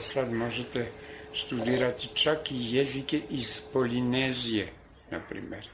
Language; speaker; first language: Serbian; non-native, fluent; French